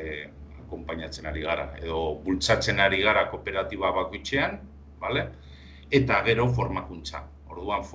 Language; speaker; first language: Basque; non-native, local second language; Spanish